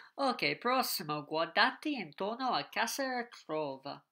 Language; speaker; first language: Italian; non-native, learner; English